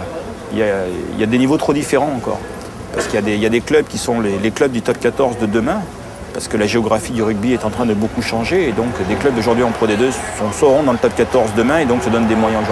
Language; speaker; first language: French; native; French